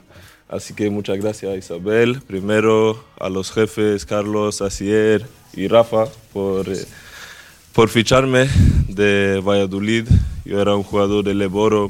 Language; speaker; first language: Spanish; non-native, fluent; Swedish